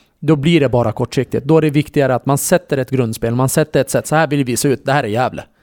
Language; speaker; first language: Swedish; early bilingual, other home language; Kurdish